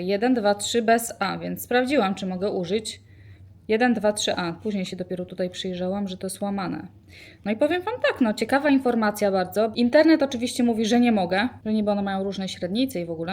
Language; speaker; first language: Polish; native; Polish